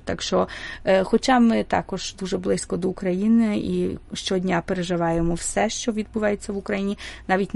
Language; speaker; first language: Ukrainian; early bilingual, heritage; Ukrainian